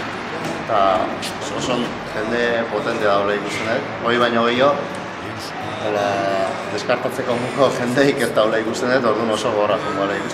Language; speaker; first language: Basque; native; Basque